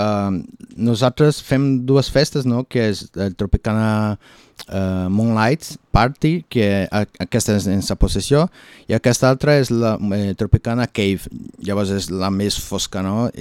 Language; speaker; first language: Catalan; non-native, learner; Portuguese